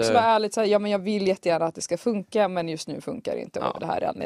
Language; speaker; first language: Swedish; native; Swedish